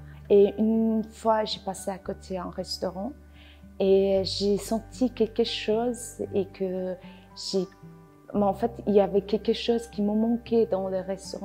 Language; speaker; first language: French; non-native, learner; Persian